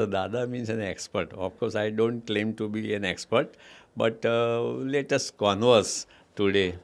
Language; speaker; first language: English; non-native, local second language; Gujarati